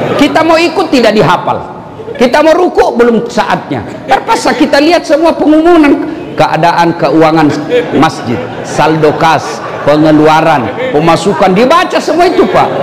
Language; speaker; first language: Indonesian; non-native, local second language; Buginese